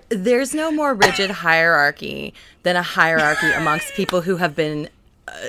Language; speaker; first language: English; native; English